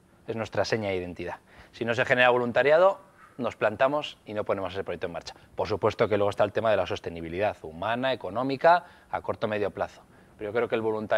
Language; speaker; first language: Spanish; native; Spanish